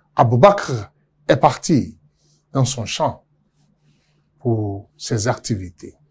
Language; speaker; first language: French; non-native, local second language; Yoruba